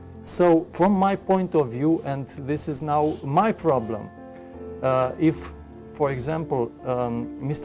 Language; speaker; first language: English; non-native, fluent; Romanian